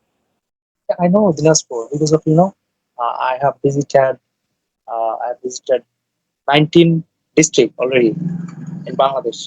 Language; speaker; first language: English; non-native, learner; Bangla